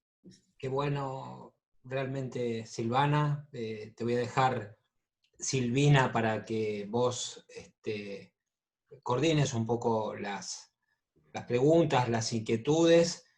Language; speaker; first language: Spanish; native; Spanish